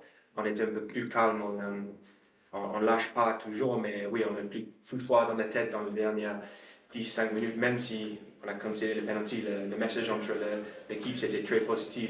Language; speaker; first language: French; non-native, learner; English